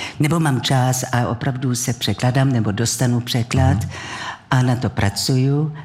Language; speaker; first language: Czech; non-native, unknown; French